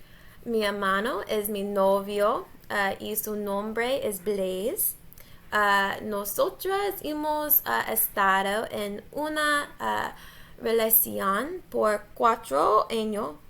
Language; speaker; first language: Spanish; non-native, learner; English